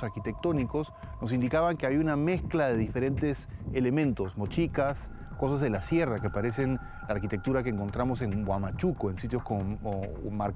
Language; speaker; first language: Spanish; native; Spanish